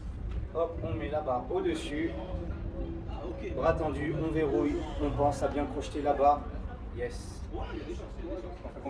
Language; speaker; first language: French; native; French